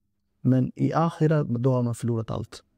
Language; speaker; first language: Swedish; non-native, fluent; Urdu